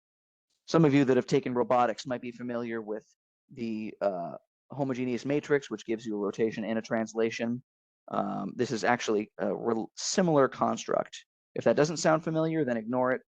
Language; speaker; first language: English; native; English